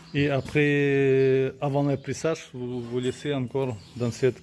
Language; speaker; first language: French; non-native, learner; Russian